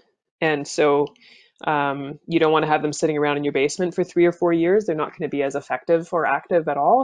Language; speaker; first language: English; native; English